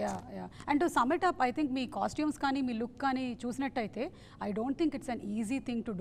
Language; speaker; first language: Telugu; native; Telugu